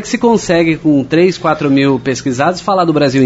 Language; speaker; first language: Portuguese; native; Portuguese